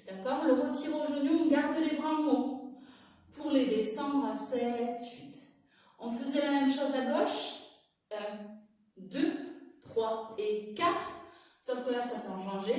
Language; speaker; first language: French; native; French